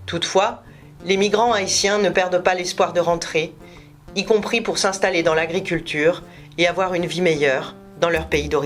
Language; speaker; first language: French; native; French